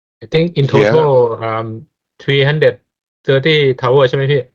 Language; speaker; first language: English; non-native, fluent; Thai